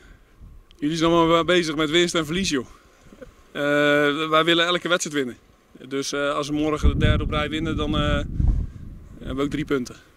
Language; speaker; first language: Dutch; native; Dutch